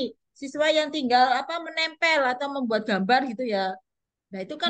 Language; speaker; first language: Indonesian; native; Indonesian